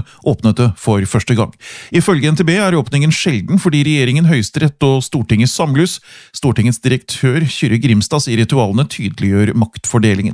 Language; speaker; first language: Norwegian; native; Norwegian